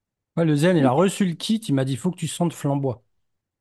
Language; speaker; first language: French; native; French